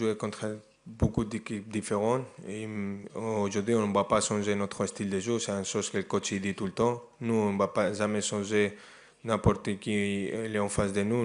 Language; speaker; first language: French; non-native, fluent; Spanish